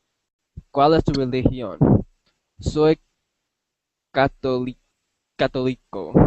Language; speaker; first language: Spanish; non-native, learner; English